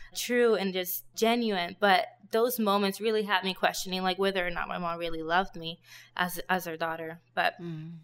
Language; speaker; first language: English; non-native, fluent; Spanish